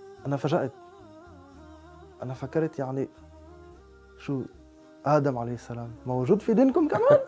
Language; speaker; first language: Arabic; non-native, fluent; French